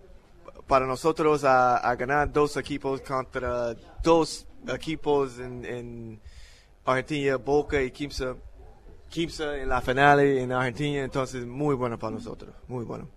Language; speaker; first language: Spanish; non-native, learner; English